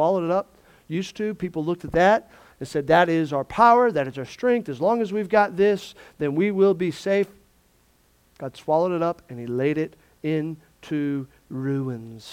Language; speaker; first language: English; native; English